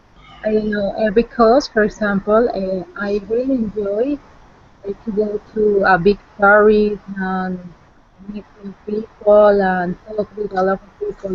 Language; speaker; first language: English; non-native, learner; Spanish